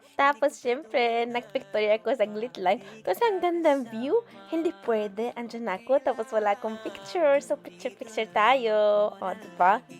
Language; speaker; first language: Filipino; non-native, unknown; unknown